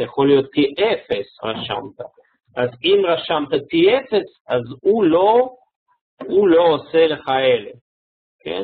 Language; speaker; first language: Hebrew; non-native, fluent; Russian